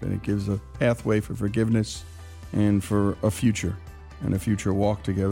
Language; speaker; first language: English; native; English